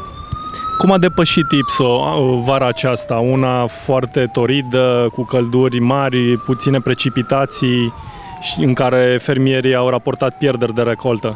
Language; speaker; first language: Romanian; native; Romanian